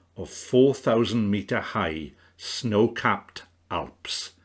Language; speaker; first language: English; native; English